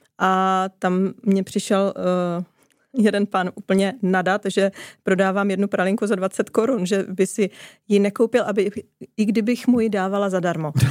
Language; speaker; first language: Czech; native; Czech